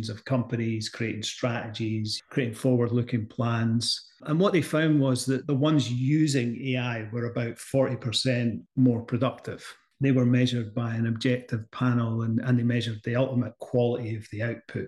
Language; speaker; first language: English; native; English